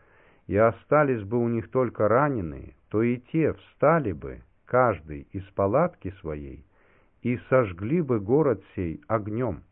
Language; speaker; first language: Russian; native; Russian